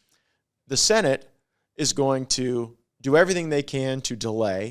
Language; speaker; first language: English; native; English